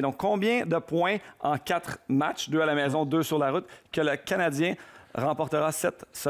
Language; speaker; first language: French; native; French